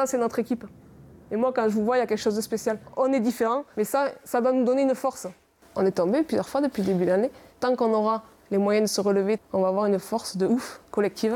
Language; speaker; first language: French; native; French